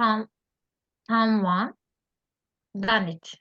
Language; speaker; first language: English; non-native, learner; Turkish